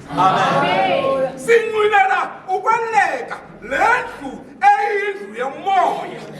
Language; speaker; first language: Zulu; non-native, local second language; Xhosa